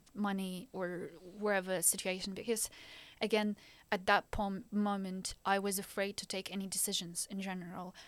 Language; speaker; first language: English; non-native, fluent; Ukrainian